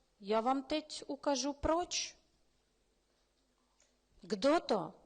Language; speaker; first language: Czech; early bilingual, heritage; Ukrainian